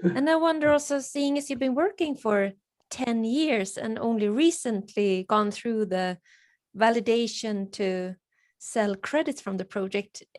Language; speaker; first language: English; non-native, fluent; Swedish